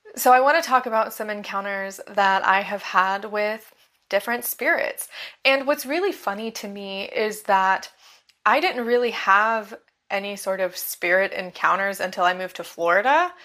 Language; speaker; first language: English; native; English